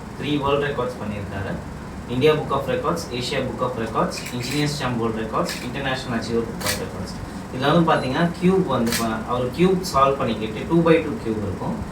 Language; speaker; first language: Tamil; native; Tamil